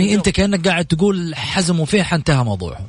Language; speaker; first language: Arabic; native; Arabic